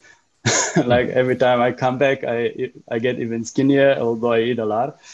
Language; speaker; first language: English; non-native, fluent; Hebrew